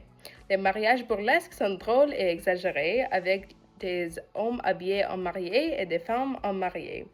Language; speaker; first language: French; non-native, learner; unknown